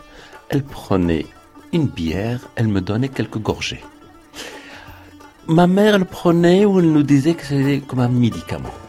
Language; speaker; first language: French; non-native, fluent; Persian